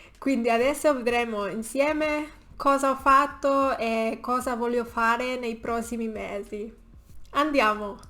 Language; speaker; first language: Italian; non-native, learner; Spanish